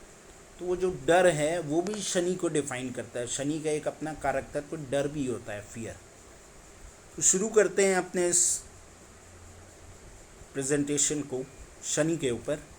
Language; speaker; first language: Hindi; native; Hindi